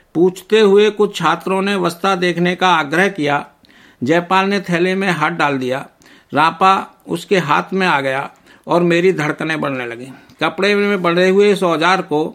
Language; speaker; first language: Hindi; native; Hindi